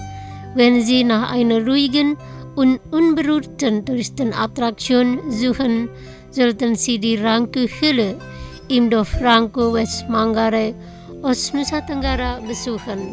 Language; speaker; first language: German; non-native, fluent; Indonesian